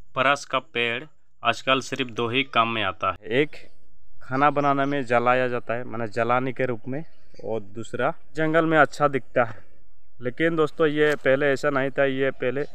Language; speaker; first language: Hindi; non-native, local second language; Bangla